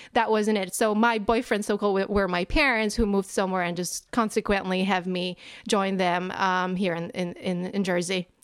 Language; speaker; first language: English; non-native, fluent; Polish